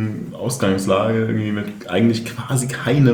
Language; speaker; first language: German; native; German